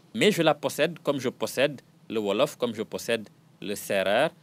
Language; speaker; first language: French; non-native, local second language; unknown